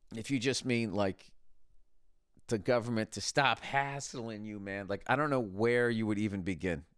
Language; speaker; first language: English; native; English